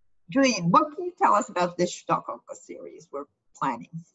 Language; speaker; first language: English; early bilingual, other home language; Ukrainian